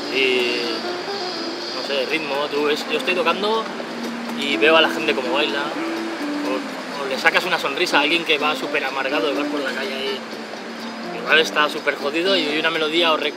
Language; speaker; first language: Spanish; native; Spanish